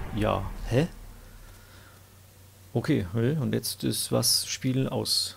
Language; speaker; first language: German; native; German